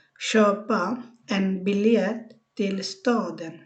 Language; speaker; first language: Swedish; non-native, fluent; Bangla